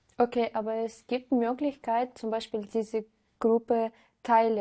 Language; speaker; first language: German; non-native, learner; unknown